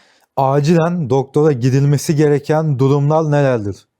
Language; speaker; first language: Turkish; native; Turkish